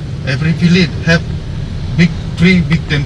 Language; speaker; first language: English; non-native, learner; Balinese